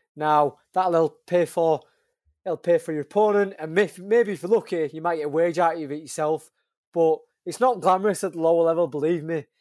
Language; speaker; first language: English; native; English